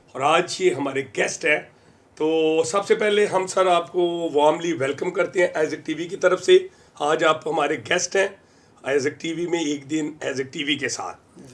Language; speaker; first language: Urdu; non-native, local second language; Punjabi